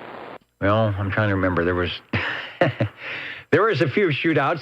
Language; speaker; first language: English; native; English